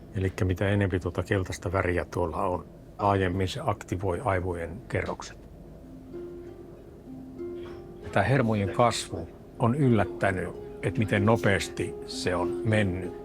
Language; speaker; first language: Finnish; native; Finnish